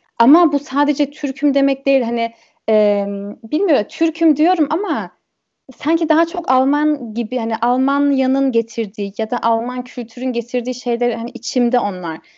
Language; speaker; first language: Turkish; early bilingual, heritage; Turkish